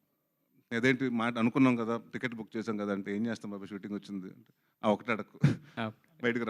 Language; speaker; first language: Telugu; native; Telugu